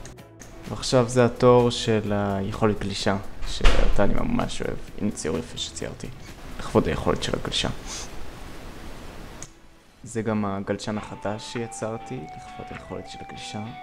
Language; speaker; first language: Hebrew; native; Hebrew